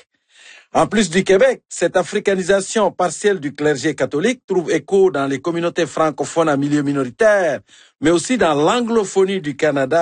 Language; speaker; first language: French; native; French